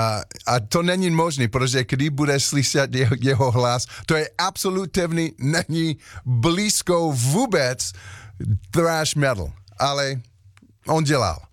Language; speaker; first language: Czech; non-native, learner; English